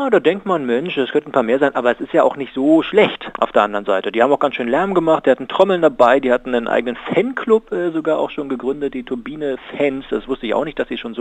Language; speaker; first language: German; native; German